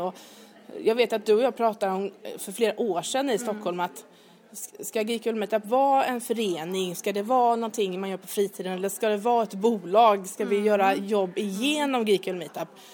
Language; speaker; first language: Swedish; native; Swedish